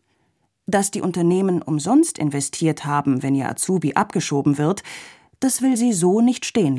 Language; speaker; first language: German; native; German